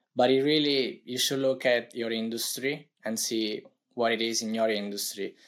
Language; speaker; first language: English; non-native, fluent; Italian